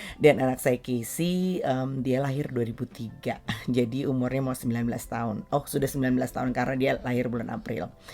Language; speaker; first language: Indonesian; native; Indonesian